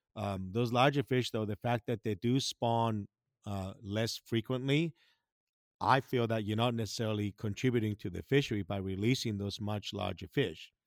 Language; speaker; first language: English; non-native, fluent; Greek